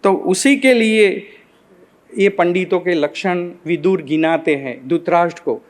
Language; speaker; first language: Hindi; non-native, local second language; Gujarati